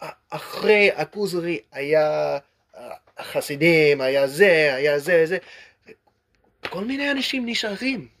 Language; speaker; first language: Hebrew; non-native, learner; English